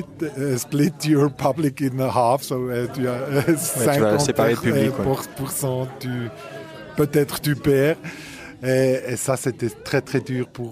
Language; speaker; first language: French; non-native, local second language; German